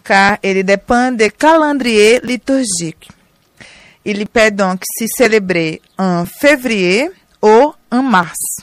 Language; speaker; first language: French; non-native, learner; Portuguese